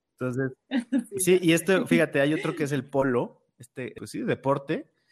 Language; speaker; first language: Spanish; native; Spanish